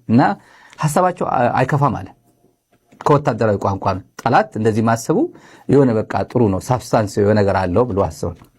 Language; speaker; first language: Amharic; non-native, local second language; Tigrinya